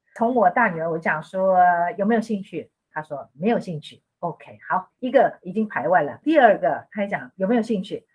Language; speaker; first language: Chinese; native; Chinese